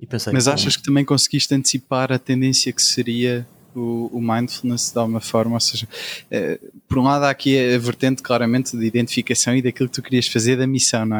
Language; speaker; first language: Portuguese; native; Portuguese